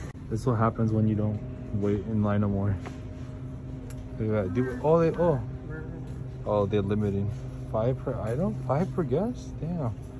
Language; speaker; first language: English; early bilingual, other home language; Spanish